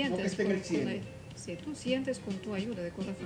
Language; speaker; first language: Spanish; non-native, fluent; Russian